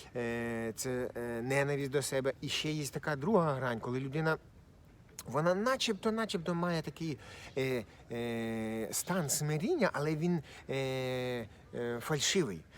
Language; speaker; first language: Ukrainian; non-native, local second language; Russian